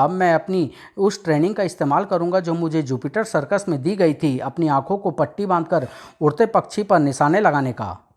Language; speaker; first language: Hindi; native; Hindi